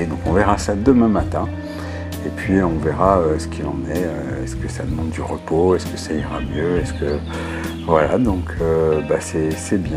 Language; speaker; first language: French; native; French